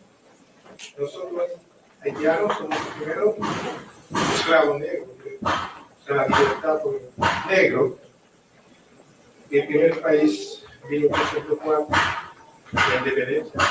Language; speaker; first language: Spanish; non-native, learner; Haitian Creole